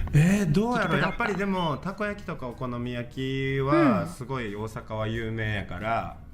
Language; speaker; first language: Japanese; native; Japanese